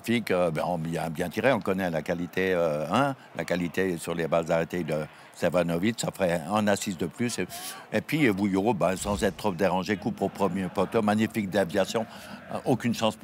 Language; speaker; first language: French; native; French